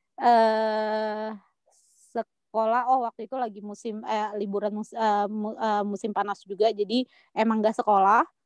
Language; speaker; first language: Indonesian; native; Indonesian